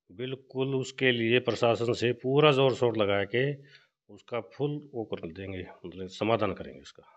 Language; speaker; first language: Hindi; native; Hindi